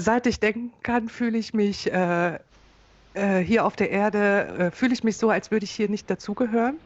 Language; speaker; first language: German; native; German